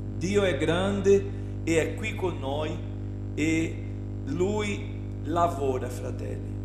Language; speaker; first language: Italian; non-native, fluent; Portuguese